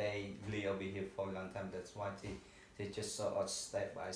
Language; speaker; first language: English; non-native, learner; Vietnamese